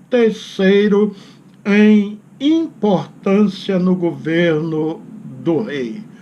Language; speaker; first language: Portuguese; native; Portuguese